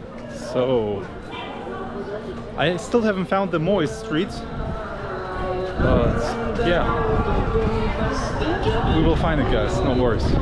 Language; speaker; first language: English; non-native, fluent; Turkish